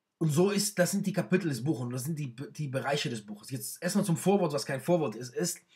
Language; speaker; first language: German; non-native, fluent; Arabic